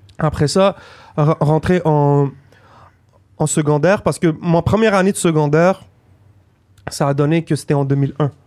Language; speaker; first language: French; early bilingual, other home language; Arabic